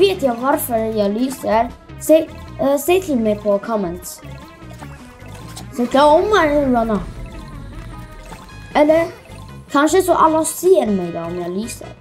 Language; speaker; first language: Swedish; early bilingual, other home language; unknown